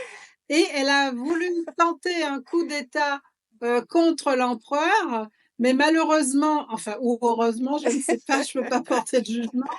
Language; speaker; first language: French; native; French